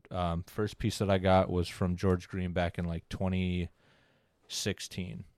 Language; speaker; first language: English; native; English